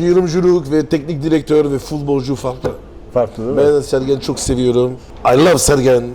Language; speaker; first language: Turkish; non-native, learner; French